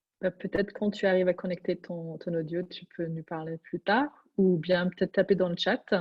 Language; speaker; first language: French; non-native, fluent; English